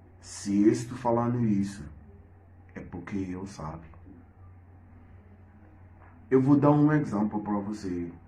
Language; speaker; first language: Portuguese; non-native, fluent; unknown